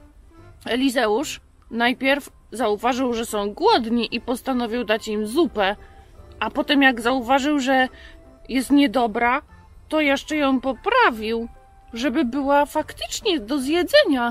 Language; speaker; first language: Polish; native; Polish